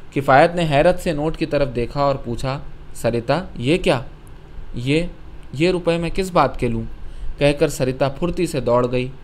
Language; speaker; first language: Urdu; native; Urdu